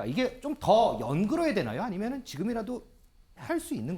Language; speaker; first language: Korean; native; Korean